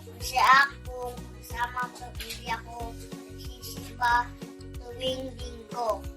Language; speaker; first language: Filipino; native; Filipino